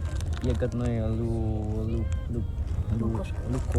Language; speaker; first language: Russian; non-native, learner; Indonesian